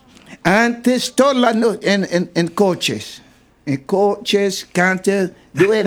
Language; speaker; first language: Spanish; non-native, learner; English